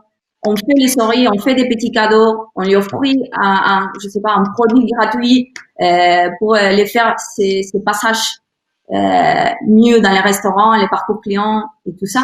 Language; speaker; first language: French; non-native, learner; Spanish